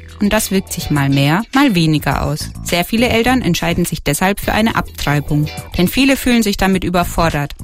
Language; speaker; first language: German; native; German